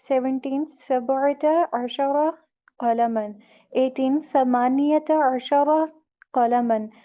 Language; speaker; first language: Arabic; non-native, learner; Urdu